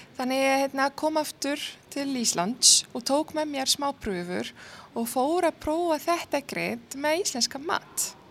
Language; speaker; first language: Icelandic; non-native, fluent; Arabic